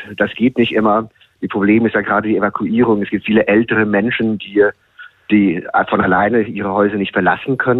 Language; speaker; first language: German; non-native, fluent; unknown